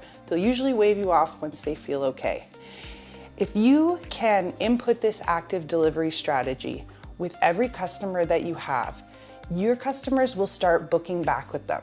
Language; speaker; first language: English; native; English